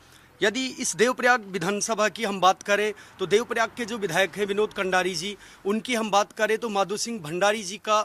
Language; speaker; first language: Hindi; native; Hindi